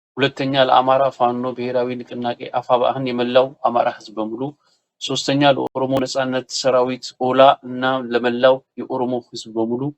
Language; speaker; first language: Amharic; native; Amharic